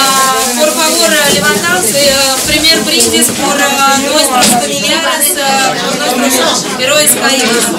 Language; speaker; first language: Spanish; non-native, fluent; Russian